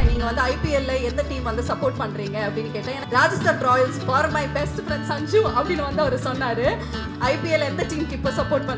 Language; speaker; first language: Tamil; native; Tamil